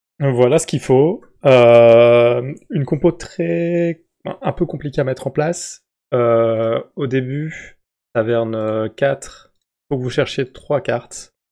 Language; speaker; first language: French; native; French